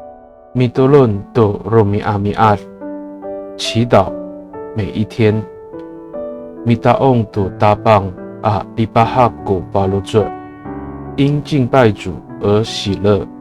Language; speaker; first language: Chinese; non-native, local second language; Amis